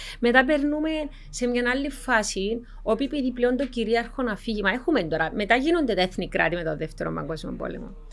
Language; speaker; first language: Greek; native; Greek